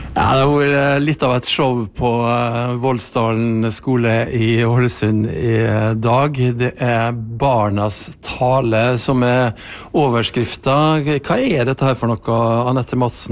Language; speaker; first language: Norwegian; native; Norwegian